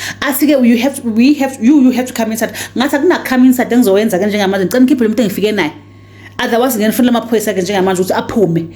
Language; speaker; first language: Zulu; native; Zulu